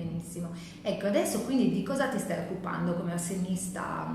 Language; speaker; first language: Italian; native; Italian